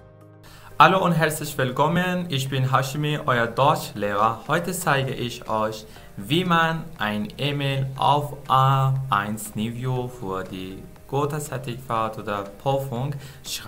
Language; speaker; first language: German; non-native, fluent; Persian